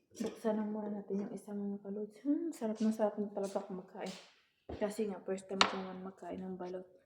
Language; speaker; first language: Filipino; non-native, local second language; Cebuano